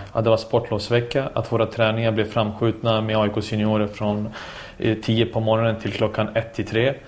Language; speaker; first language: Swedish; early bilingual, other home language; Serbian